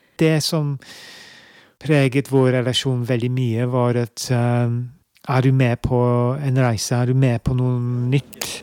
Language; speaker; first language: Norwegian; non-native, fluent; English